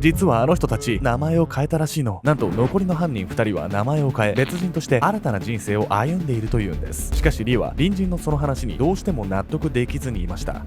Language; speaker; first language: Japanese; native; Japanese